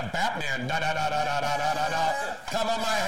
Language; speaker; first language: English; native; English